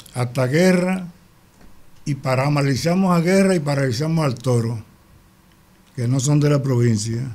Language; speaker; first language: Spanish; native; Spanish